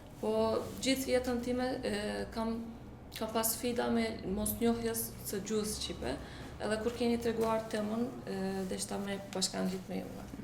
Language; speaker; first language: Albanian; non-native, local second language; Turkish